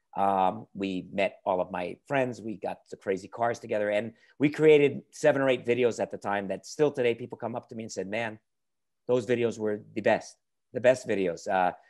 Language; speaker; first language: English; native; English